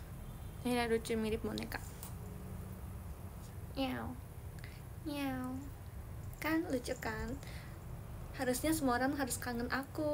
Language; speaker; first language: Indonesian; early bilingual, heritage; Indonesian